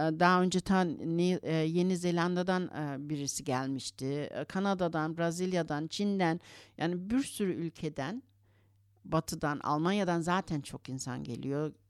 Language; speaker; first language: Turkish; early bilingual, heritage; Turkish